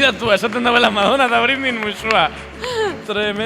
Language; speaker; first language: Basque; native; Basque